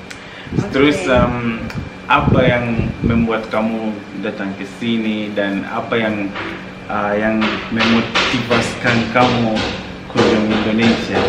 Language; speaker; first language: Indonesian; non-native, fluent; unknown